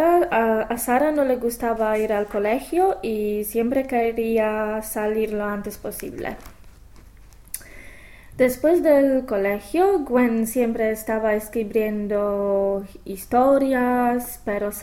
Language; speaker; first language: Spanish; non-native, fluent; English